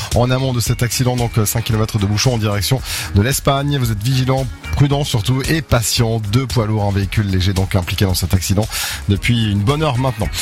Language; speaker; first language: French; native; French